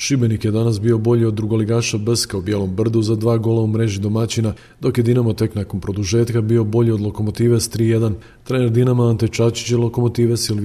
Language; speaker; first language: Croatian; native; Croatian